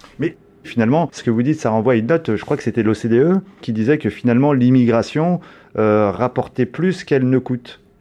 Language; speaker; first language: French; native; French